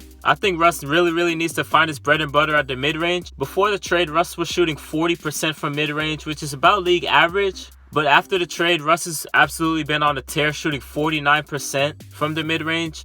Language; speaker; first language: English; native; English